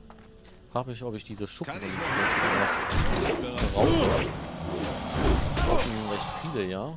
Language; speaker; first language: German; native; German